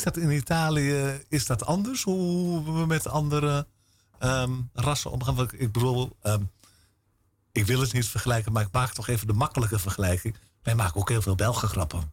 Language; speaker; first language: Dutch; native; Dutch